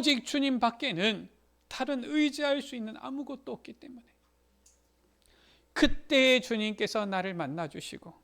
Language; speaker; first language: Korean; native; Korean